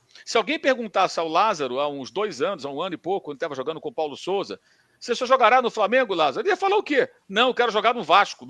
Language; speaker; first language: Portuguese; native; Portuguese